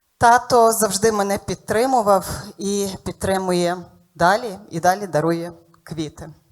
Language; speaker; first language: Ukrainian; native; Ukrainian